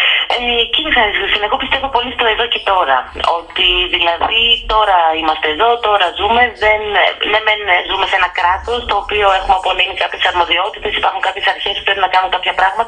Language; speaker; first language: Greek; native; Greek